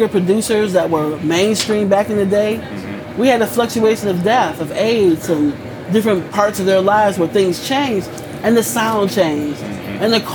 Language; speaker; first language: English; native; English